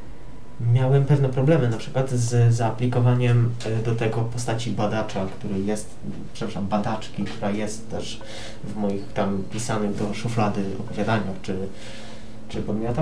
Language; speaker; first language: Polish; native; Polish